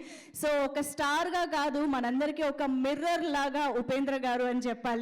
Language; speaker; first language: Telugu; native; Telugu